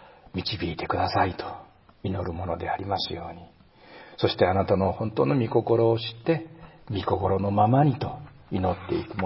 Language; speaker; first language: Japanese; native; Japanese